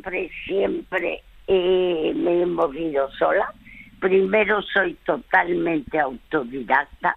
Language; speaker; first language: Spanish; early bilingual, other home language; French